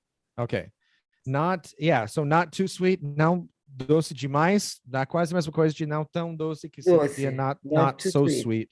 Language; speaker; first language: Portuguese; non-native, fluent; English